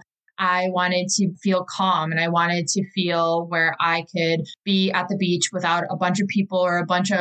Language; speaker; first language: English; native; English